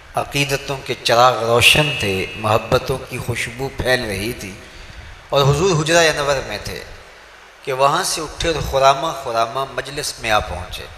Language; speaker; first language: Urdu; non-native, local second language; Punjabi